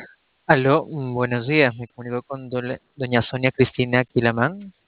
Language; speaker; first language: Spanish; native; Spanish